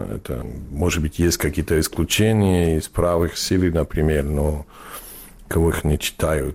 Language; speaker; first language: Russian; non-native, fluent; English